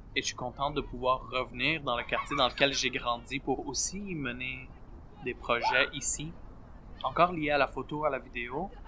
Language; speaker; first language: French; native; French